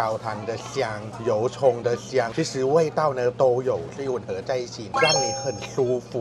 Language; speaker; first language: Chinese; non-native, fluent; Thai